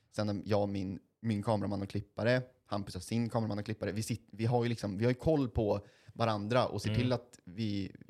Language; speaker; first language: Swedish; native; Swedish